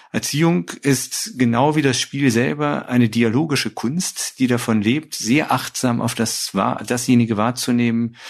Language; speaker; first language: German; native; German